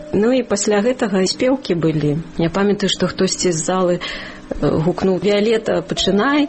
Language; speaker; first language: Belarusian; non-native, local second language; Russian